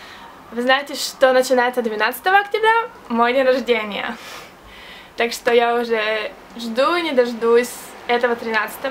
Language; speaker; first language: Russian; early bilingual, heritage; Russian